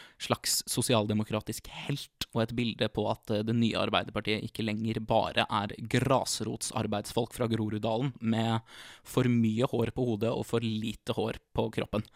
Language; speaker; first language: Norwegian; native; Norwegian